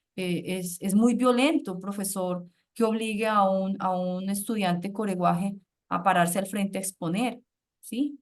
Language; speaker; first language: Spanish; native; Spanish